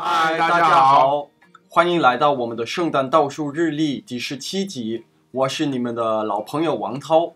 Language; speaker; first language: Chinese; non-native, fluent; Danish